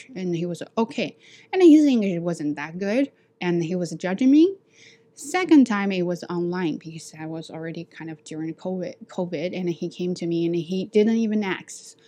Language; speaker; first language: English; non-native, fluent; Chinese